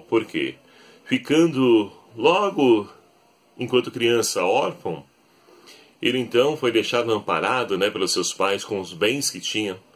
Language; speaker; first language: Portuguese; native; Portuguese